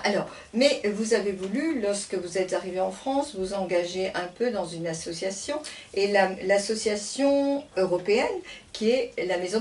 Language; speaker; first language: French; native; French